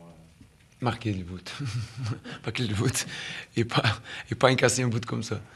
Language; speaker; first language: French; non-native, fluent; Portuguese